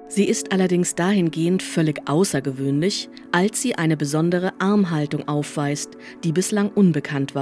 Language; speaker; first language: German; native; German